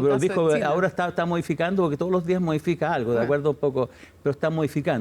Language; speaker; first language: Spanish; native; Spanish